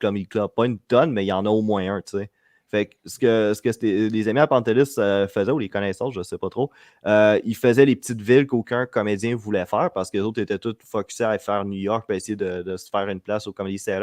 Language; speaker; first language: French; native; French